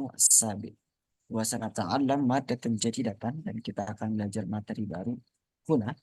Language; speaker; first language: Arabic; non-native, fluent; Indonesian